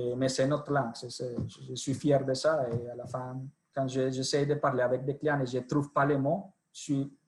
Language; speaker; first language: French; non-native, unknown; Spanish